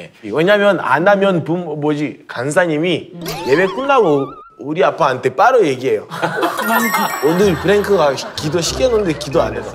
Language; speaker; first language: Korean; early bilingual, heritage; Korean